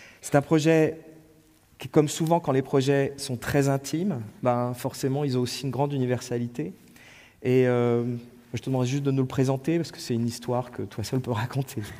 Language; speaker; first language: French; native; French